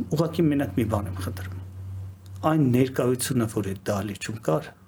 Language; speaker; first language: Armenian; native; Armenian